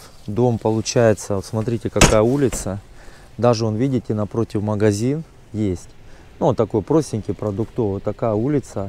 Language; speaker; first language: Russian; native; Russian